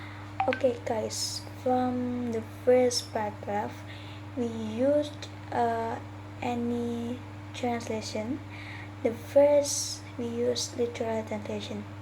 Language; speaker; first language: English; non-native, learner; Indonesian